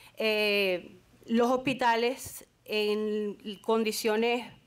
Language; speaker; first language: Spanish; native; Spanish